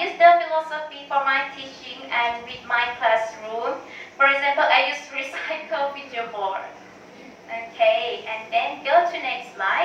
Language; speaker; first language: English; non-native, learner; Thai